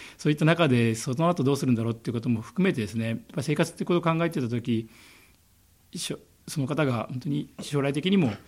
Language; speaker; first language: Japanese; native; Japanese